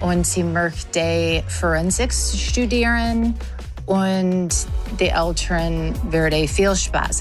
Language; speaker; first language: German; non-native, learner; English